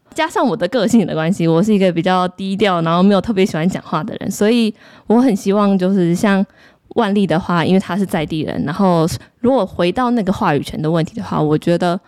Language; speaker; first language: Chinese; native; Chinese